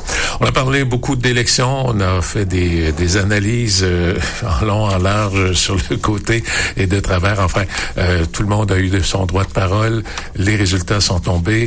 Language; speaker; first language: French; native; French